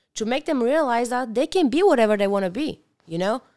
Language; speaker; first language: English; non-native, fluent; Bulgarian